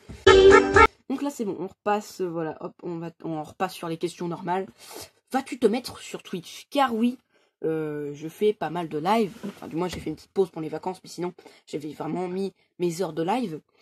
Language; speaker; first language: French; native; French